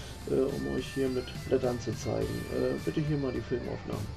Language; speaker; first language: German; native; German